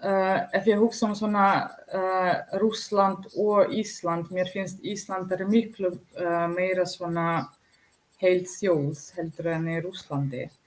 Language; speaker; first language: Icelandic; non-native, learner; Russian